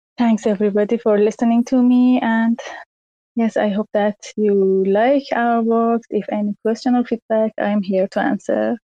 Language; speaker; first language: English; non-native, learner; Persian